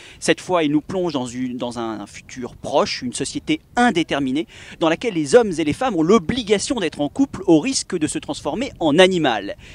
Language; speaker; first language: French; native; French